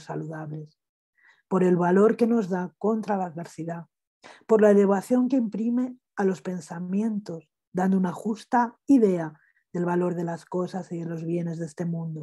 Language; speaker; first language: Spanish; native; Spanish